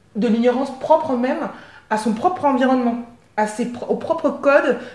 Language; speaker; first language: French; native; French